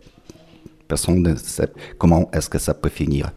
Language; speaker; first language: French; non-native, fluent; Ukrainian